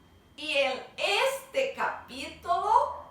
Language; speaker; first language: Spanish; non-native, learner; Portuguese